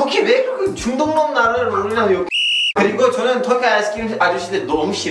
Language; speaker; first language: Korean; non-native, fluent; Turkish